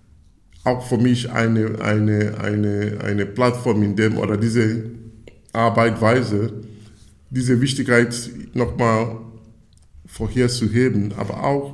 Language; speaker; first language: German; non-native, fluent; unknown